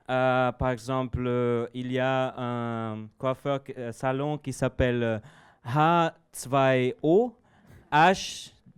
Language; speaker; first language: French; non-native, learner; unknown